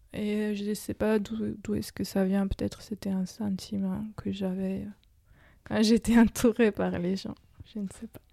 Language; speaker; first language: French; non-native, fluent; Georgian